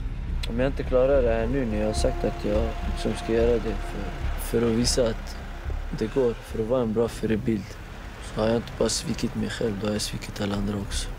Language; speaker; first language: Swedish; non-native, local second language; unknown